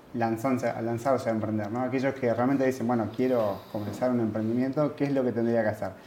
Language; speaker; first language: Spanish; native; Spanish